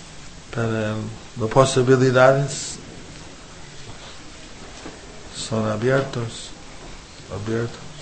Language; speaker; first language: Spanish; non-native, fluent; English